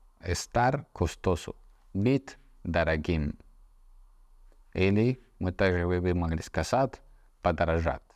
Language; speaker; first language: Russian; non-native, fluent; Spanish